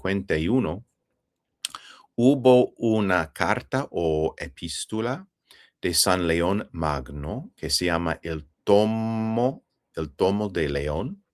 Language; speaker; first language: Spanish; non-native, fluent; English